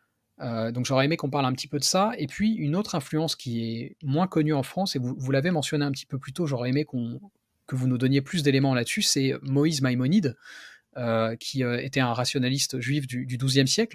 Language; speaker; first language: French; native; French